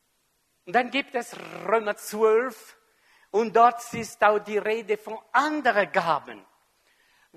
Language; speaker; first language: German; non-native, fluent; French